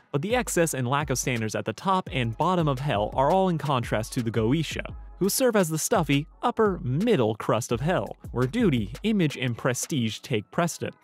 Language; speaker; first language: English; native; English